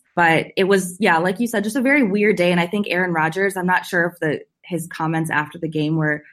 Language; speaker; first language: English; native; English